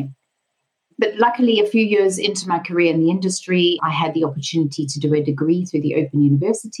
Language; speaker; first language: English; native; English